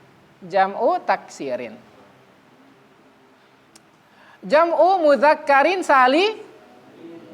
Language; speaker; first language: Arabic; non-native, fluent; Indonesian